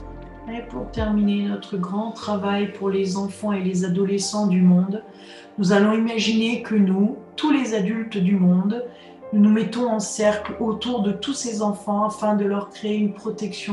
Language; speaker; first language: French; native; French